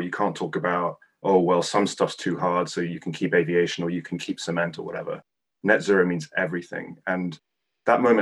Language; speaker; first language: English; non-native, local second language; Cantonese